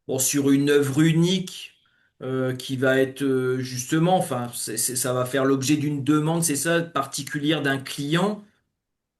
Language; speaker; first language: French; native; French